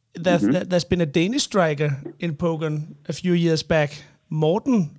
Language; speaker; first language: English; non-native, fluent; Danish